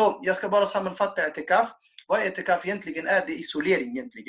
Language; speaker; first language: Swedish; non-native, fluent; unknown